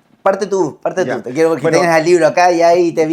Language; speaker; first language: Spanish; native; Spanish